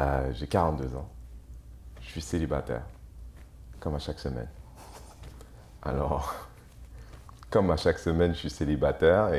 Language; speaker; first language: French; early bilingual, other home language; Haitian Creole